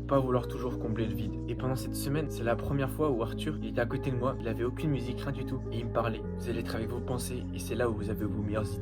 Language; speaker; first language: French; native; French